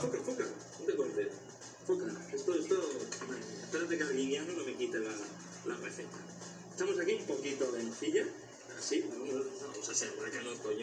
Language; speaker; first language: Spanish; native; Spanish